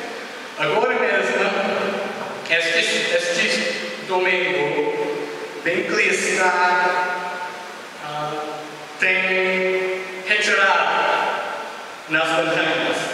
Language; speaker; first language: Portuguese; non-native, learner; English